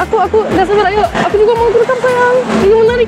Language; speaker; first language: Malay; non-native, fluent; Turkish